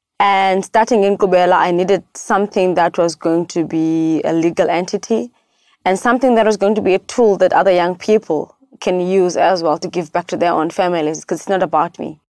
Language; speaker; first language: English; non-native, local second language; Xhosa